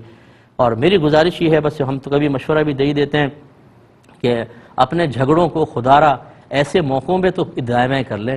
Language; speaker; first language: Urdu; native; Urdu